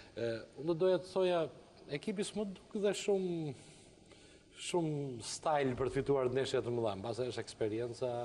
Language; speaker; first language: Albanian; native; Albanian